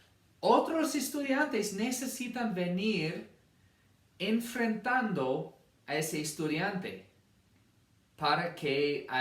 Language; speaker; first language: Spanish; non-native, fluent; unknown